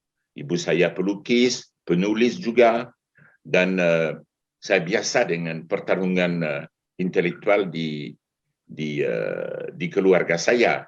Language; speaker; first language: Indonesian; non-native, fluent; French